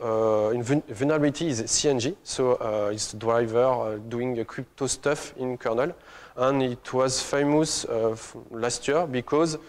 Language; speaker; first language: English; non-native, fluent; French